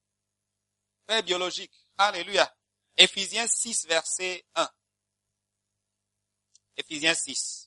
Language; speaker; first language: French; non-native, fluent; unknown